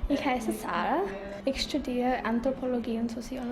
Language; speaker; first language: German; non-native, learner; English